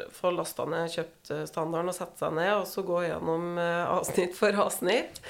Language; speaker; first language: Norwegian; native; Norwegian